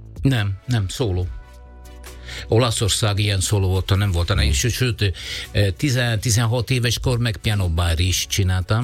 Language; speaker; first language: Hungarian; non-native, learner; Italian